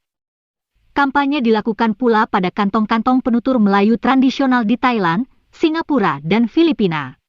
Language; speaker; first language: Indonesian; native; Indonesian